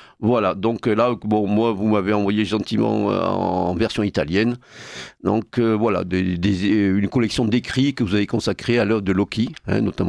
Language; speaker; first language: French; native; French